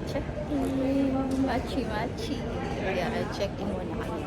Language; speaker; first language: Filipino; native; Filipino